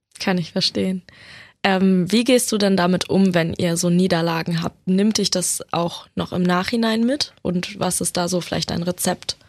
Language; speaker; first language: German; native; German